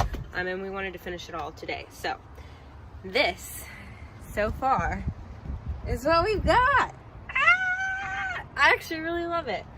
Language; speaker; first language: English; native; English